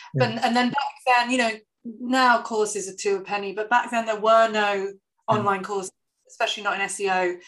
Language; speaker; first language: English; native; English